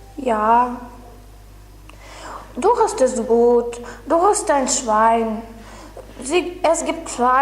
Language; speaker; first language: German; non-native, learner; Lithuanian